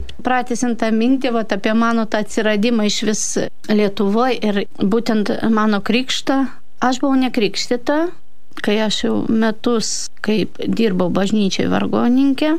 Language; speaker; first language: Lithuanian; non-native, fluent; Russian